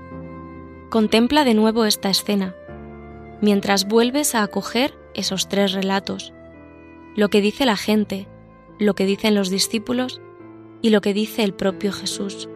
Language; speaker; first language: Spanish; native; Spanish